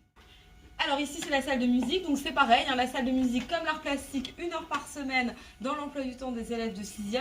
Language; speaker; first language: French; native; French